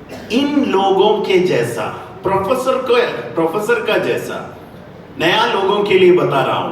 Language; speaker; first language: Hindi; non-native, learner; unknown